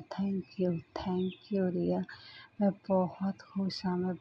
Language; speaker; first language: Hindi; non-native, local second language; Punjabi